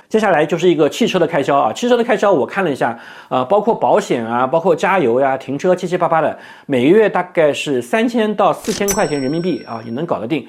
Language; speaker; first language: Chinese; native; Chinese